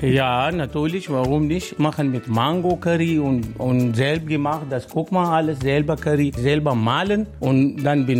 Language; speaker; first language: German; non-native, learner; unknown